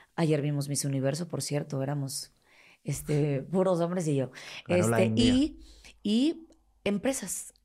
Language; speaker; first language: Spanish; native; Spanish